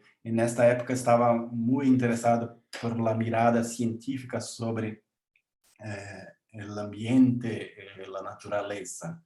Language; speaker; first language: Spanish; non-native, learner; Portuguese